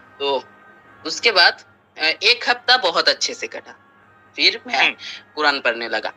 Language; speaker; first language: Hindi; non-native, fluent; Bangla